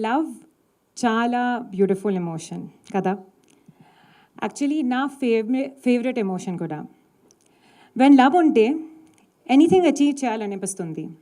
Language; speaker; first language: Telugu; non-native, learner; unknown